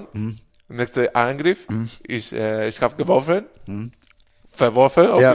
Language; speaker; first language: German; non-native, learner; Spanish